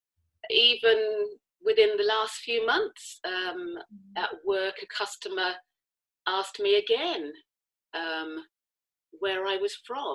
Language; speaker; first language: English; native; English